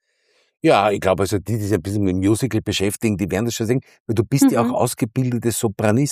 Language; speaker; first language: German; native; German